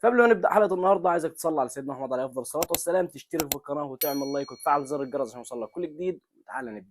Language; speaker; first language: Arabic; native; Arabic